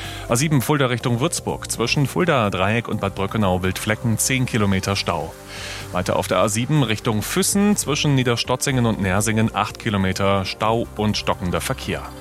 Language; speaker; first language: German; native; German